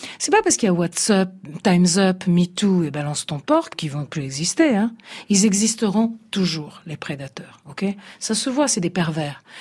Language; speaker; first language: French; early bilingual, other home language; Italian